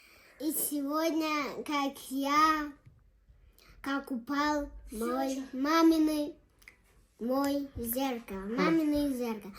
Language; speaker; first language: Russian; early bilingual, other home language; Tajik